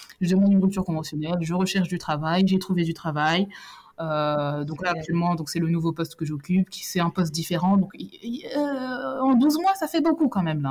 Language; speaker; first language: French; native; French